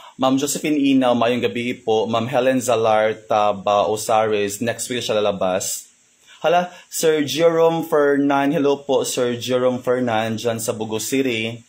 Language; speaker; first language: Filipino; non-native, local second language; Cebuano